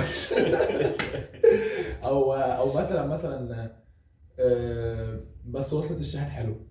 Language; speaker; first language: Arabic; native; Arabic